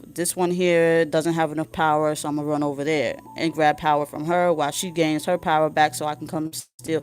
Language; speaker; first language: English; native; English